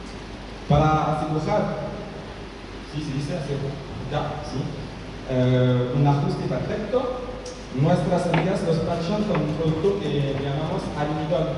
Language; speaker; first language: Spanish; non-native, learner; French